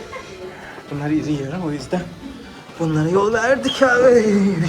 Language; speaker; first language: Turkish; native; Turkish